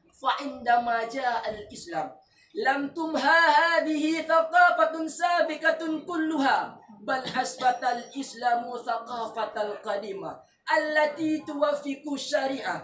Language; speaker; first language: Arabic; non-native, learner; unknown